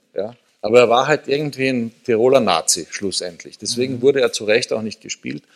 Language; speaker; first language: German; native; German